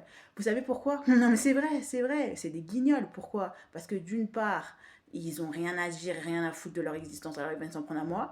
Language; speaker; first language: French; native; French